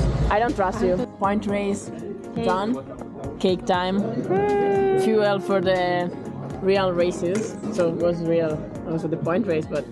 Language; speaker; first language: English; non-native, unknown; Italian